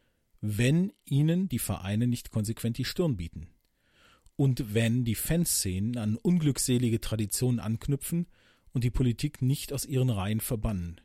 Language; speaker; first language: German; native; German